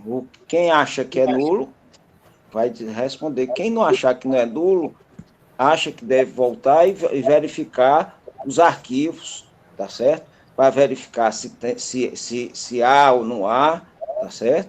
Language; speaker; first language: Portuguese; native; Portuguese